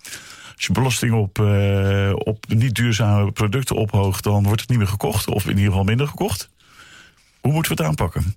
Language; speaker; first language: Dutch; native; Dutch